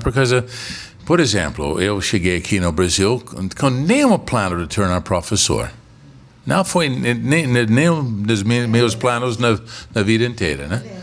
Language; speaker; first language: Portuguese; non-native, fluent; English